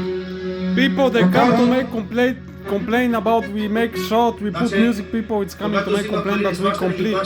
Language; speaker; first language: English; non-native, learner; Bulgarian